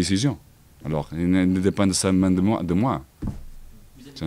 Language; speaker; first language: French; non-native, learner; Portuguese